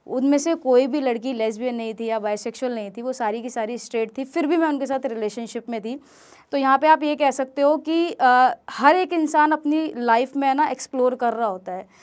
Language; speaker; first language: Hindi; native; Hindi